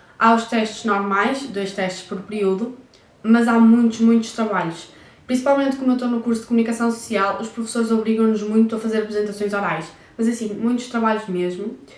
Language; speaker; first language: Portuguese; early bilingual, heritage; Portuguese